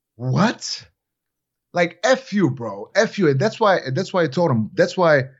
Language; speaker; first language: English; non-native, fluent; Bulgarian